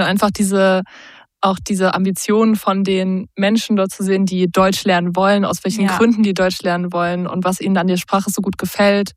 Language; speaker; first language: German; native; German